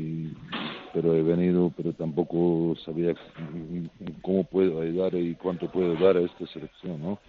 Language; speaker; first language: Spanish; non-native, fluent; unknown